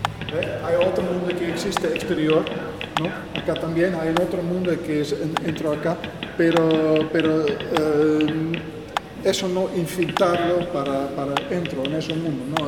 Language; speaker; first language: Spanish; non-native, learner; Dutch